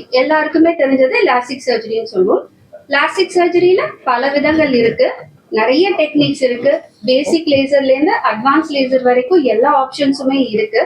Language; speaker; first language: Tamil; native; Tamil